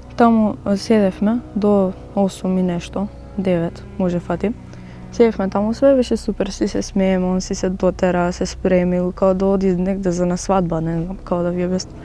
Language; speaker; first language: Macedonian; native; Macedonian